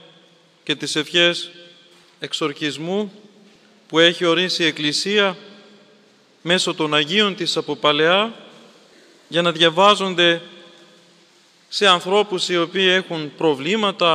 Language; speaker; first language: Greek; native; Greek